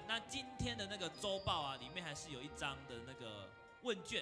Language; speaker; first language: Chinese; native; Chinese